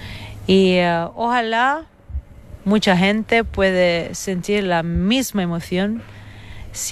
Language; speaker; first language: Spanish; non-native, fluent; Italian